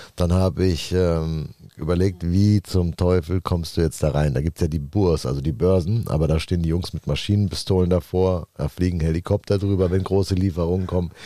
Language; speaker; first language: German; native; German